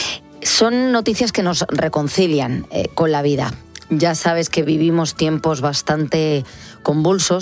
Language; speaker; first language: Spanish; native; Spanish